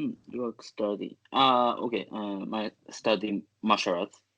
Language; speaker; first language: English; non-native, learner; Japanese